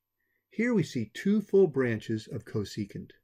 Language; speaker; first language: English; native; English